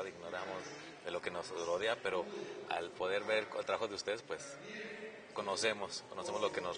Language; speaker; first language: Spanish; native; Spanish